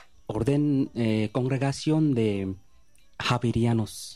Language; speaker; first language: Spanish; non-native, learner; Bangla